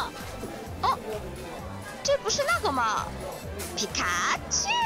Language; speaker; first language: Chinese; native; Chinese